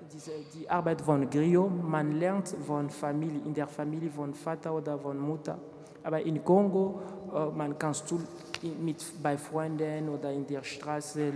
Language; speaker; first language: German; non-native, learner; French